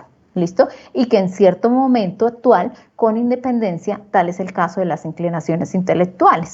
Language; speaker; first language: Spanish; native; Spanish